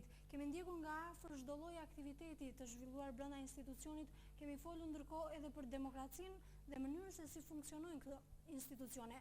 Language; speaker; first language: Albanian; native; Albanian